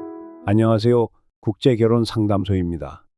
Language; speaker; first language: Korean; native; Korean